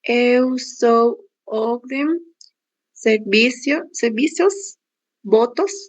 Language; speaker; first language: Portuguese; non-native, learner; Spanish